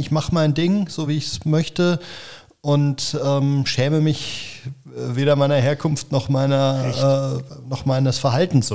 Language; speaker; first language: German; native; German